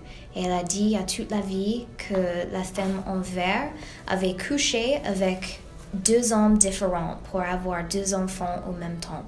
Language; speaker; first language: French; non-native, learner; English